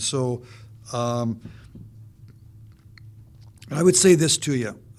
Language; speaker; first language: English; native; English